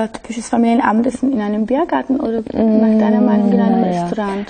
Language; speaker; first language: German; non-native, fluent; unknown